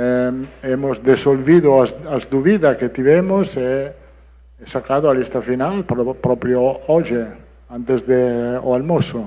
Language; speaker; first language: Portuguese; non-native, learner; Italian